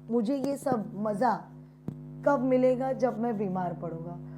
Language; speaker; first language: Hindi; non-native, local second language; Marathi